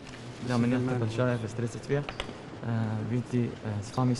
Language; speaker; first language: Russian; non-native, learner; Arabic